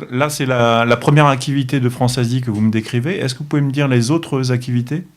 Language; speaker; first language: French; native; French